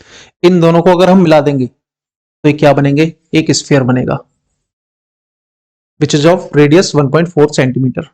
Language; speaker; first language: Hindi; native; Hindi